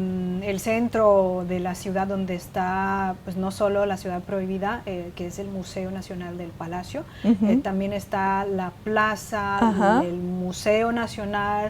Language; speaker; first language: Spanish; non-native, fluent; Chinese